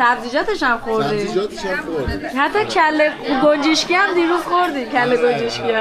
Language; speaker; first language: Persian; native; Persian